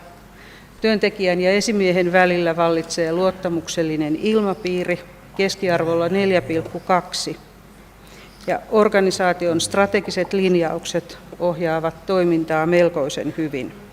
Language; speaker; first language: Finnish; native; Finnish